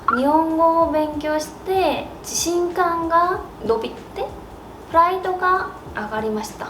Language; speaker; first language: Japanese; non-native, learner; Korean